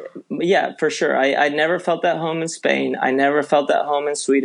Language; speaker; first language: English; early bilingual, other home language; Spanish